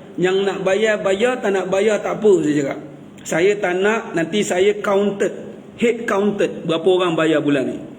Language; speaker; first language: Malay; native; Malay